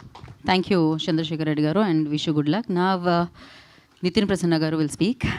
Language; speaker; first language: Telugu; native; Telugu